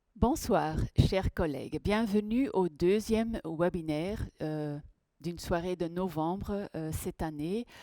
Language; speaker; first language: French; non-native, local second language; Dutch